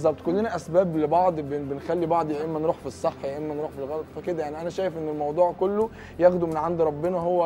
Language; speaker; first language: Arabic; native; Arabic